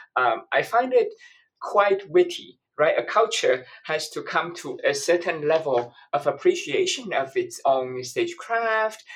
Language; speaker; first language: English; non-native, fluent; Chinese